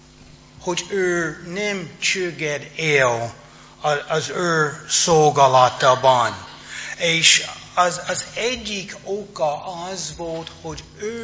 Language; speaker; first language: Hungarian; non-native, fluent; English